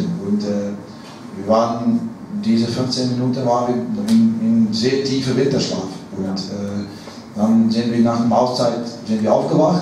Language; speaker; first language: German; non-native, fluent; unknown